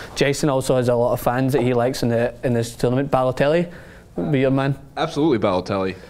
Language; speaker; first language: English; native; English